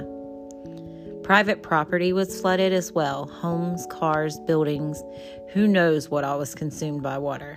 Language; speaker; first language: English; native; English